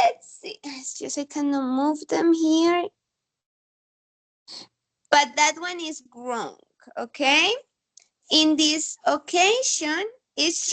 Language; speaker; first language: English; non-native, fluent; Spanish